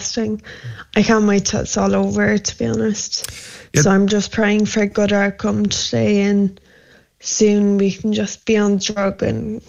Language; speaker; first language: English; native; English